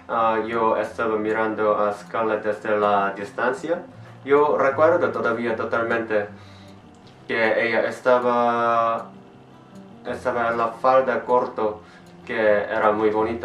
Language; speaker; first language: Spanish; non-native, learner; Korean